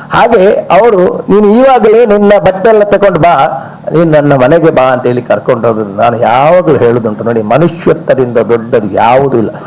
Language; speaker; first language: Kannada; non-native, local second language; Malayalam